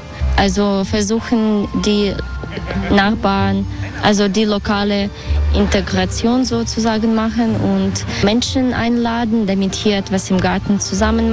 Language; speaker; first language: German; non-native, learner; Russian